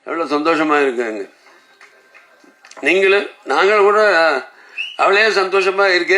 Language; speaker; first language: Tamil; non-native, learner; Telugu